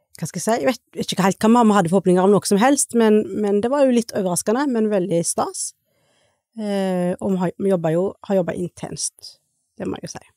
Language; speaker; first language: Norwegian; native; Norwegian